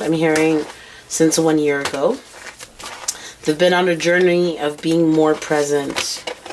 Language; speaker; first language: English; native; English